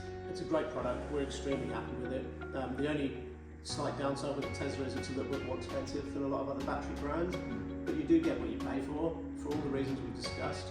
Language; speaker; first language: English; native; English